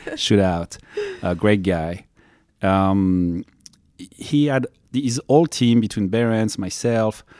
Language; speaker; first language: English; non-native, fluent; French